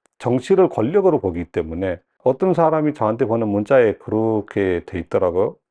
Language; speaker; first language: Korean; non-native, fluent; Nepali